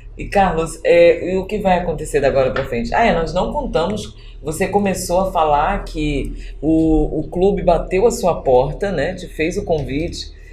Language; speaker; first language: Portuguese; native; Portuguese